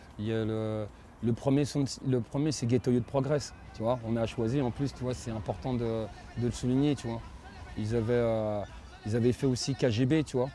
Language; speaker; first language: French; native; French